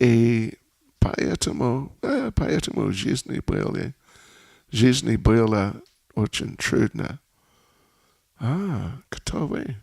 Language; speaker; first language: Russian; non-native, learner; English